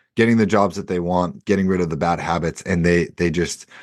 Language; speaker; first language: English; native; English